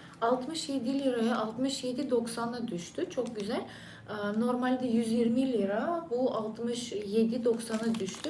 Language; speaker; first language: Turkish; non-native, fluent; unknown